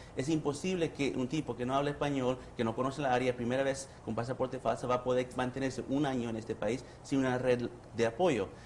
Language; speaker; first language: Spanish; early bilingual, heritage; Spanish